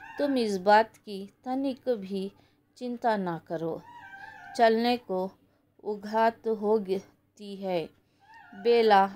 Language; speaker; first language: Hindi; non-native, local second language; Kannada